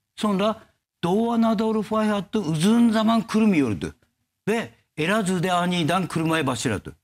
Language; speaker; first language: Turkish; non-native, learner; Japanese